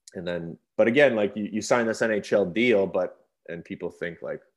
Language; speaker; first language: English; native; English